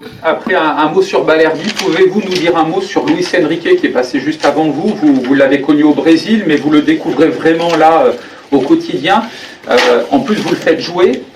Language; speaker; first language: French; native; French